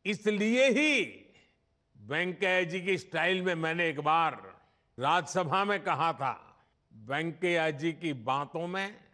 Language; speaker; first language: Hindi; non-native, local second language; Gujarati